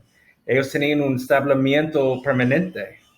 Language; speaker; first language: Spanish; non-native, fluent; English